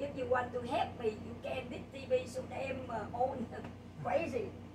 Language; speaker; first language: English; non-native, learner; Vietnamese